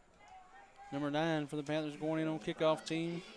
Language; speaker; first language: English; native; English